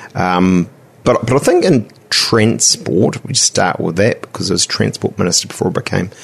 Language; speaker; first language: English; native; English